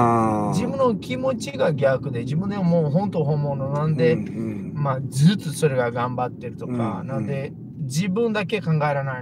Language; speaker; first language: Japanese; non-native, learner; Portuguese